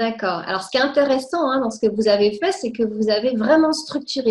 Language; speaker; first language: French; native; French